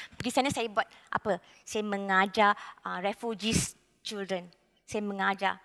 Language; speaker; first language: Malay; non-native, local second language; Tamil